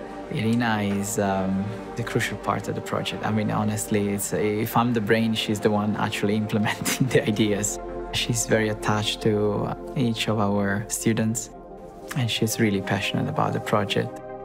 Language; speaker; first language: English; non-native, fluent; Italian